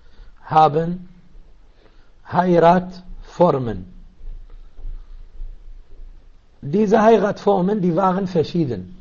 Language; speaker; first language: German; non-native, learner; Arabic